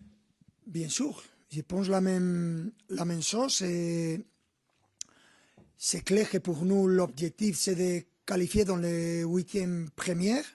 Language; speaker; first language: French; non-native, fluent; Spanish